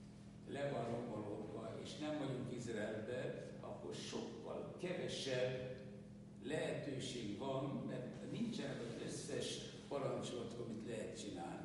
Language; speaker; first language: Hungarian; non-native, local second language; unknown